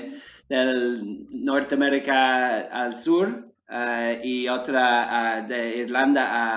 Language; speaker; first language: Spanish; non-native, learner; English